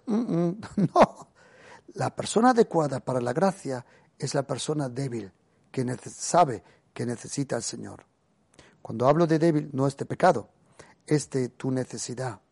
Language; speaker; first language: Spanish; early bilingual, heritage; Spanish